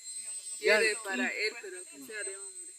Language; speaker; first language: Spanish; non-native, local second language; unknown